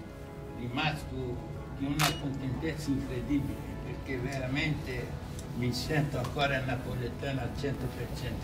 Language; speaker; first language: Italian; non-native, fluent; Spanish